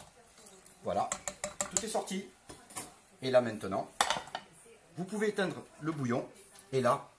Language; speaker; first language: French; native; French